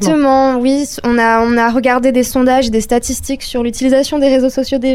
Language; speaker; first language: French; native; French